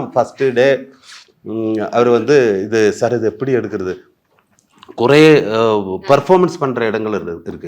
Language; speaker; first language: Tamil; non-native, learner; Malayalam